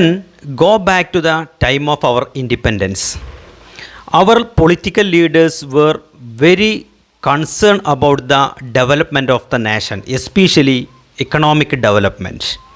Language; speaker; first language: English; non-native, local second language; Malayalam